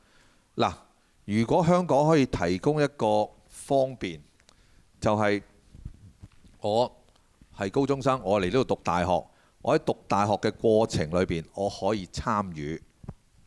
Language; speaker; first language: Cantonese; native; Cantonese